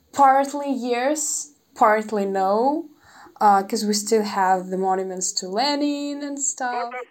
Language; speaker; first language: English; non-native, fluent; Russian